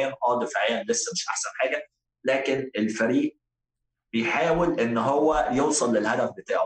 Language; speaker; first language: Arabic; native; Arabic